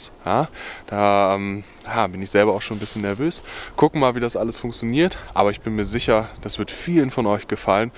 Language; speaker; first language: German; native; German